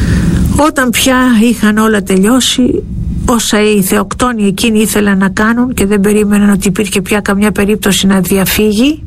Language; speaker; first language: Greek; native; Greek